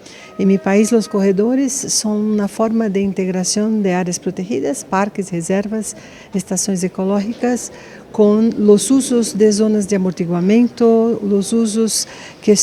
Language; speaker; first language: Spanish; non-native, fluent; Portuguese